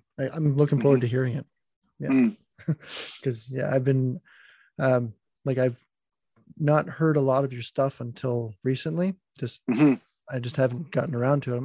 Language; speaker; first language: English; non-native, fluent; French